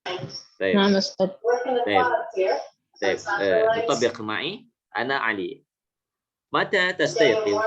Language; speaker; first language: Arabic; non-native, fluent; Indonesian